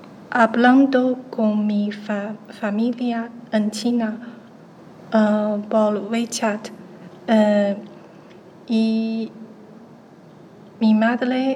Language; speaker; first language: Spanish; non-native, learner; Chinese